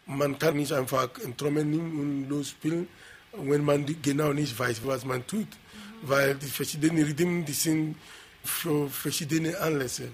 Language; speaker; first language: German; non-native, fluent; Yoruba